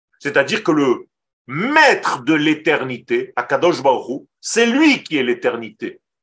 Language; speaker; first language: French; non-native, fluent; Hebrew